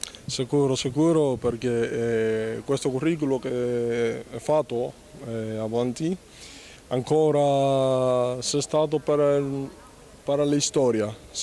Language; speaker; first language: Italian; non-native, learner; Spanish